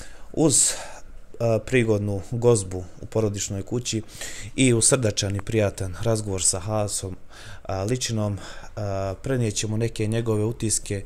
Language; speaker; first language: Croatian; native; Croatian